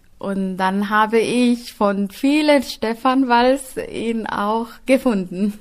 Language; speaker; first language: German; non-native, fluent; Sinhala